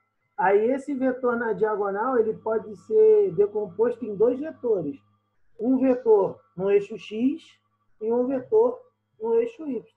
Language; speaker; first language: Portuguese; native; Portuguese